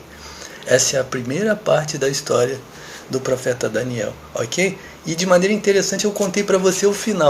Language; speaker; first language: Portuguese; native; Portuguese